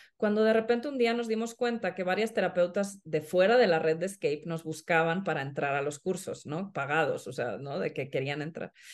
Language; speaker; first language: Spanish; non-native, fluent; Swedish